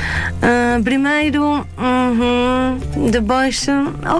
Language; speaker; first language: Portuguese; non-native, learner; Arabic